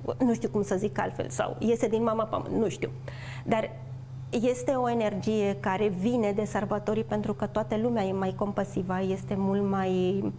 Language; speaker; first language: Romanian; non-native, fluent; Spanish